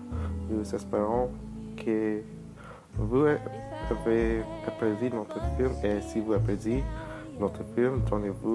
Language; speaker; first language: French; non-native, learner; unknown